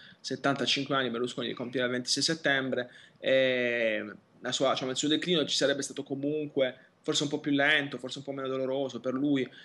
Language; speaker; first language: Italian; native; Italian